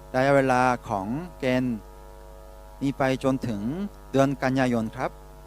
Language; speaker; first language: Thai; non-native, fluent; Korean